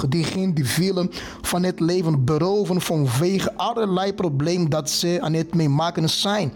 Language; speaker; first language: Dutch; non-native, fluent; Portuguese